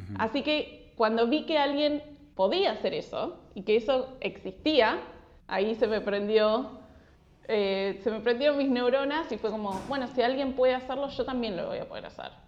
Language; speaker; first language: Spanish; native; Spanish